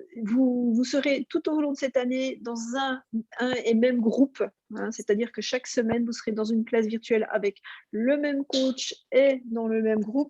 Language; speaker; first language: French; native; French